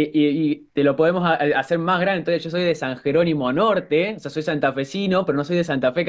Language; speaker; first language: Spanish; native; Spanish